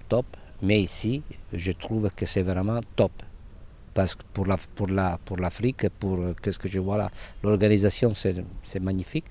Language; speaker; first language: French; non-native, fluent; Italian